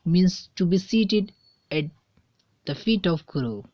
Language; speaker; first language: English; non-native, local second language; Hindi